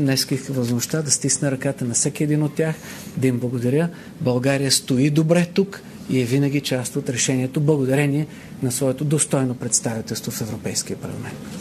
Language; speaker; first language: Bulgarian; native; Bulgarian